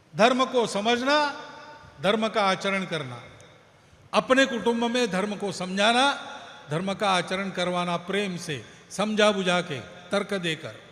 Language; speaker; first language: Hindi; non-native, local second language; Marathi